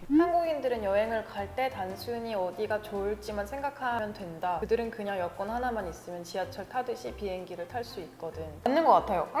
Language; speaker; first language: Korean; early bilingual, other home language; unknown